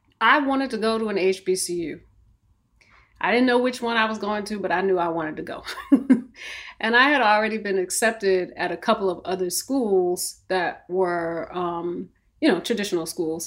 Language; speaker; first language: English; native; English